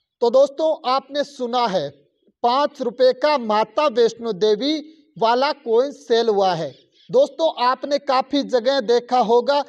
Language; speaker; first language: Hindi; native; Hindi